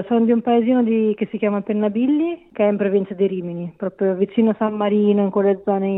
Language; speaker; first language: Italian; native; Italian